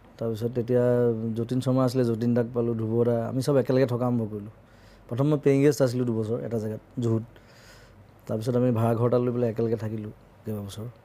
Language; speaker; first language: Assamese; native; Assamese